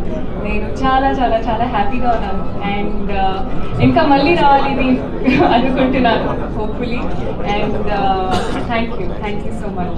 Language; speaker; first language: Telugu; non-native, fluent; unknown